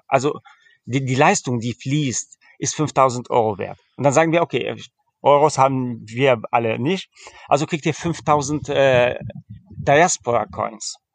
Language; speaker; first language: German; early bilingual, heritage; German